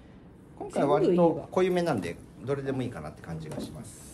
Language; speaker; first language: Japanese; native; Japanese